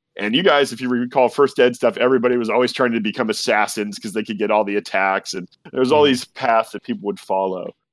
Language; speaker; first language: English; native; English